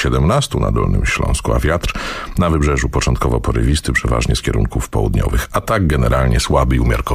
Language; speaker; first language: Polish; native; Polish